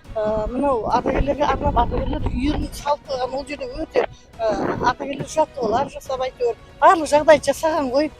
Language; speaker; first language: Kazakh; native; Kazakh